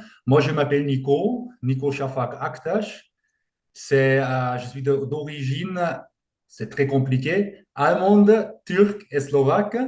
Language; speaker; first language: French; non-native, fluent; German